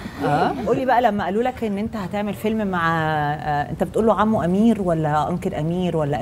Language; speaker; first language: Arabic; native; Arabic